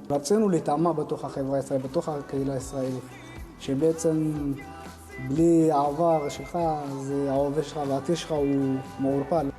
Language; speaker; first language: Hebrew; early bilingual, other home language; Amharic